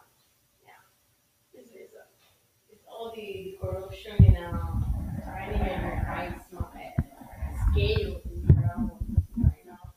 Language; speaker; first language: English; non-native, learner; Spanish